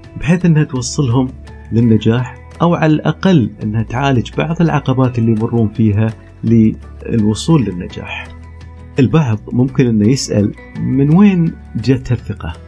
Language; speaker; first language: Arabic; native; Arabic